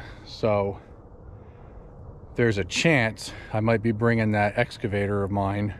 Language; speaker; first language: English; native; English